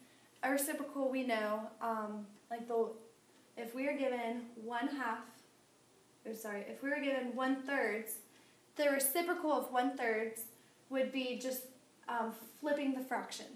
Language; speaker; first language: English; native; English